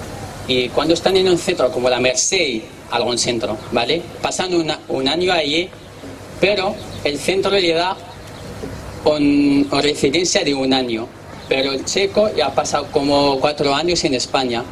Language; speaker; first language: Spanish; non-native, learner; Arabic